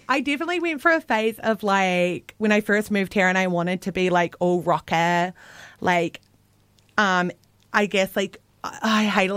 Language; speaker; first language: English; native; English